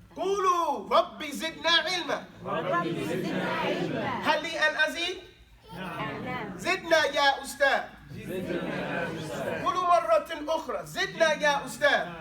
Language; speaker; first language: Arabic; non-native, fluent; English